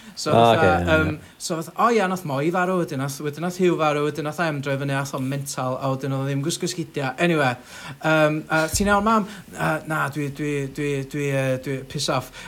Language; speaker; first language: Welsh; native; Welsh